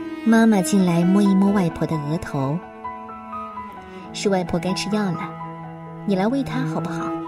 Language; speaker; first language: Chinese; native; Chinese